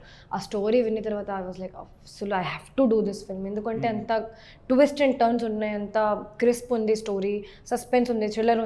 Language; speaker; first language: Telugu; non-native, local second language; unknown